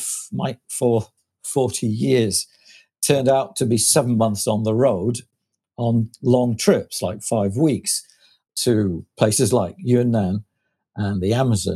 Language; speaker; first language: English; native; English